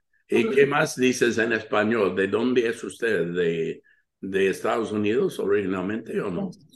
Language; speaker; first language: Spanish; non-native, fluent; English